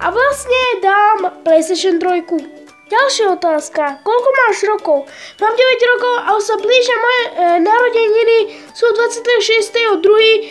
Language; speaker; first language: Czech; non-native, learner; Slovak